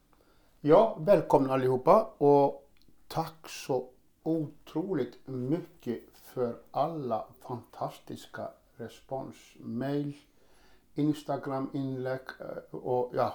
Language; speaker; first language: Swedish; non-native, fluent; Icelandic